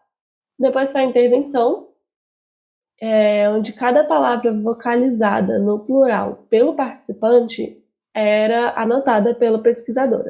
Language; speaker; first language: Portuguese; native; Portuguese